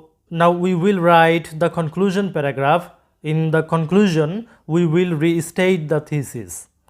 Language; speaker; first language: English; non-native, local second language; Bangla